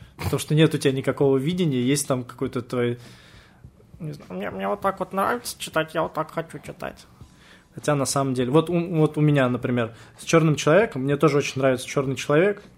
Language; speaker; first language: Russian; native; Russian